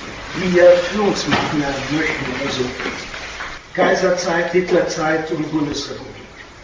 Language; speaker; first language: German; native; German